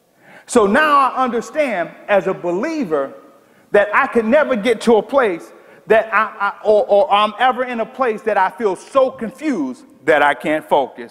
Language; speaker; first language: English; native; English